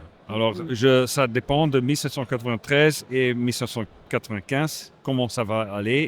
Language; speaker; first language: French; non-native, local second language; Dutch